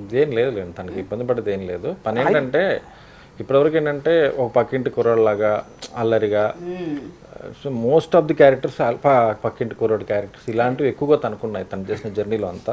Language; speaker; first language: Telugu; native; Telugu